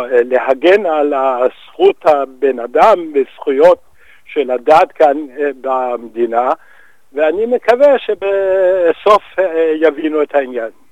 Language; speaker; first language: Hebrew; non-native, fluent; Danish